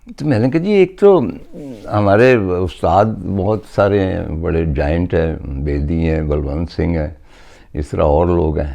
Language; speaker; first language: Urdu; non-native, local second language; Punjabi